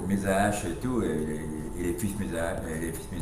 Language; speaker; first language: French; native; French